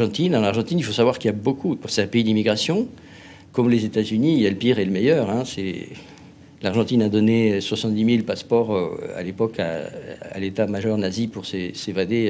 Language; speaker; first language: French; non-native, fluent; Spanish